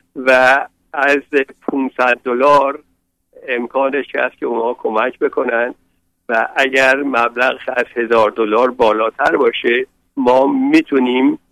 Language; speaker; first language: Persian; native; Persian